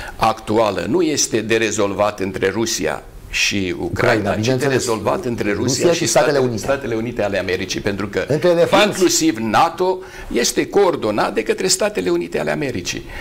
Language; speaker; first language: Romanian; native; Romanian